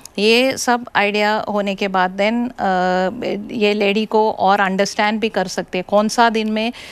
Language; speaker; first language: Hindi; non-native, local second language; Malayalam